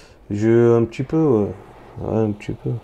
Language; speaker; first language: French; native; French